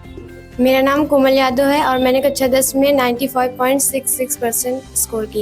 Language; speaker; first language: Hindi; native; Hindi